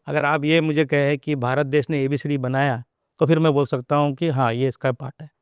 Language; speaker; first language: Hindi; non-native, local second language; Telugu